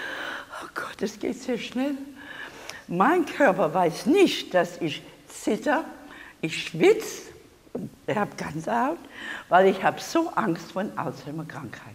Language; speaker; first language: German; non-native, learner; English